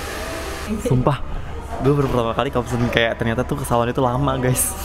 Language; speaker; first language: Indonesian; native; Indonesian